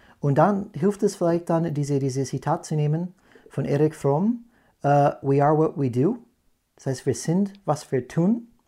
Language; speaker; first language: German; non-native, fluent; English